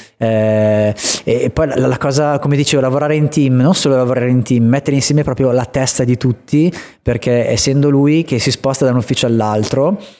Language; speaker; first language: Italian; native; Italian